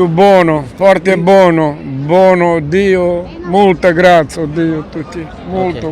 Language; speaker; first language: Italian; non-native, learner; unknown